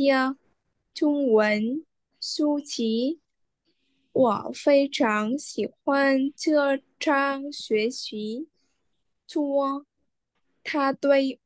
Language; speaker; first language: Chinese; non-native, learner; Vietnamese